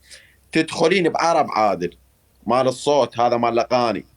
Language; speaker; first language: Arabic; native; Arabic